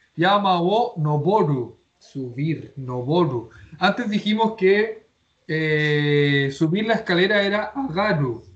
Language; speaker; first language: Spanish; native; Spanish